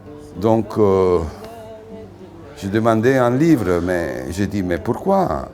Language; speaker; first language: French; non-native, fluent; Italian